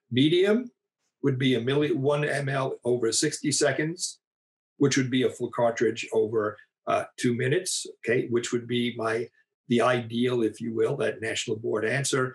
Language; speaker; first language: English; native; English